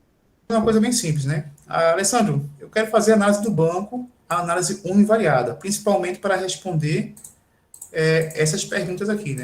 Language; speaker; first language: Portuguese; native; Portuguese